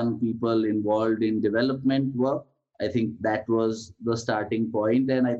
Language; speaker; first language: English; non-native, local second language; Gujarati